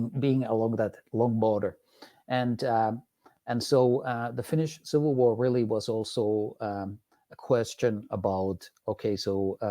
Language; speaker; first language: English; non-native, fluent; Finnish